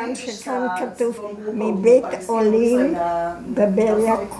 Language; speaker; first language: Hebrew; non-native, fluent; Croatian